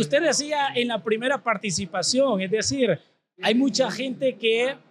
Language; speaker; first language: Spanish; native; Spanish